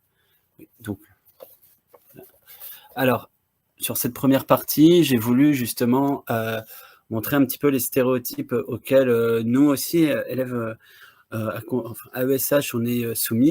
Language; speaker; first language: French; native; French